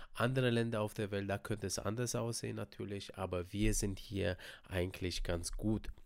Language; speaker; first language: German; early bilingual, other home language; Romanian